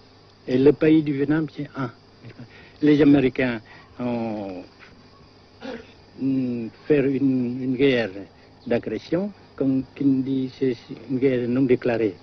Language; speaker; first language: French; non-native, local second language; Vietnamese